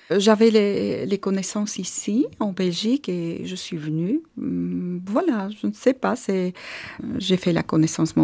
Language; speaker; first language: French; non-native, fluent; Armenian